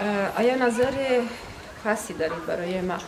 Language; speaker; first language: Persian; non-native, learner; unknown